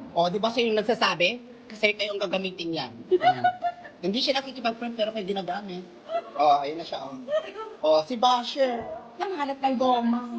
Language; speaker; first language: Filipino; native; Filipino